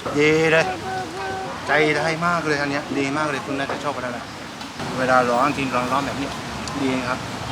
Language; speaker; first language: Thai; non-native, fluent; Japanese